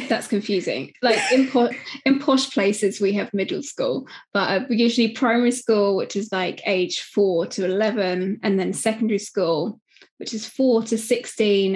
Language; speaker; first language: English; native; English